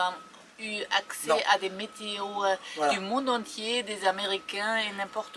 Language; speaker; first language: French; non-native, fluent; German